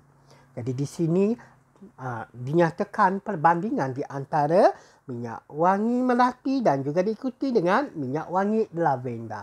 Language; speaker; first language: Malay; native; Malay